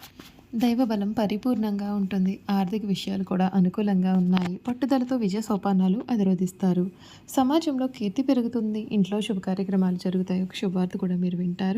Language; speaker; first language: Telugu; native; Telugu